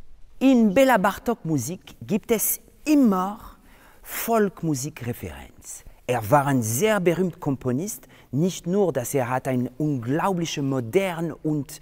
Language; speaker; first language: German; non-native, fluent; French